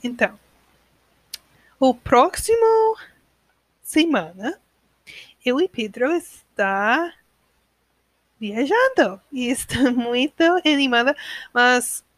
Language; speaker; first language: Portuguese; non-native, learner; English